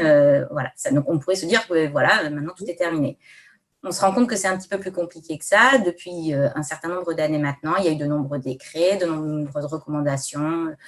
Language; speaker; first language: French; native; French